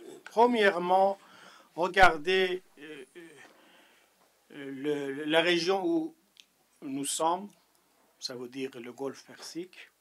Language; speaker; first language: French; non-native, fluent; Persian